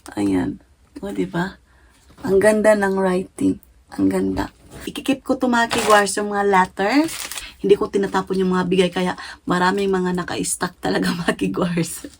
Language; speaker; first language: Filipino; non-native, local second language; Cebuano